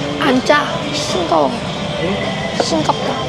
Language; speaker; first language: Korean; non-native, learner; Vietnamese